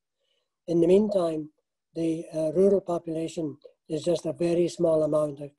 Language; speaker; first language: English; native; English